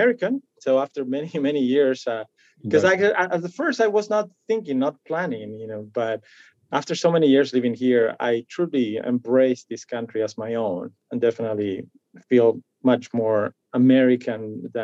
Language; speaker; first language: English; non-native, fluent; Spanish